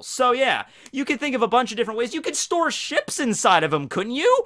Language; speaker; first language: English; native; English